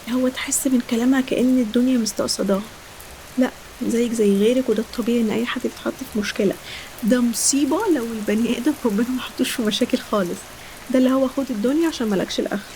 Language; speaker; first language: Arabic; native; Arabic